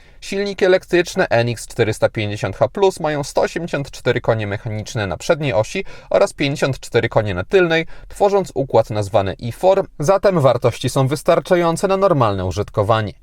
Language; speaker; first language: Polish; native; Polish